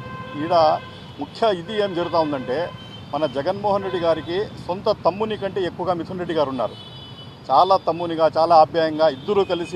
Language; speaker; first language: Telugu; native; Telugu